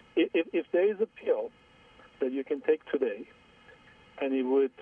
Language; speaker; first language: English; non-native, fluent; Armenian